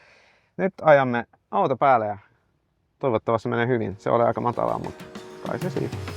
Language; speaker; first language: Finnish; non-native, fluent; Swedish